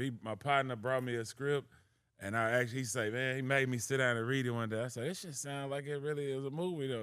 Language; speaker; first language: English; native; English